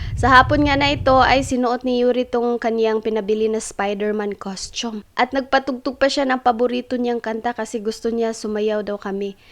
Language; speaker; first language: Filipino; non-native, local second language; Cebuano